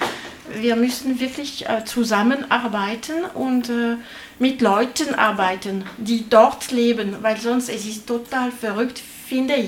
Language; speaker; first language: German; non-native, learner; French